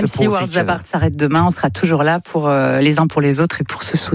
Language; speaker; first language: French; native; French